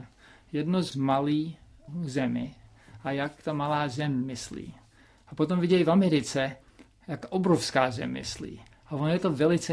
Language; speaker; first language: Czech; early bilingual, heritage; Czech